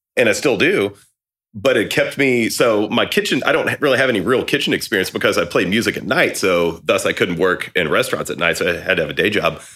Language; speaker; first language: English; native; English